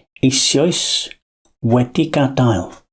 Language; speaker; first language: Welsh; non-native, learner; English